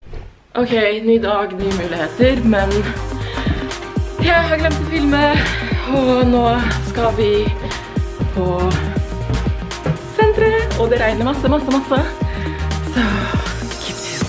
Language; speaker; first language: Norwegian; early bilingual, other home language; Portuguese